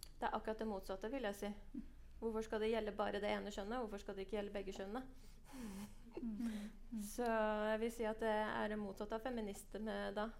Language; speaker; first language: Norwegian; early bilingual, other home language; Persian